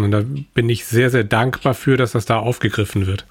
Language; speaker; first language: German; native; German